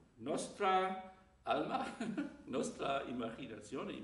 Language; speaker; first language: Italian; non-native, learner; German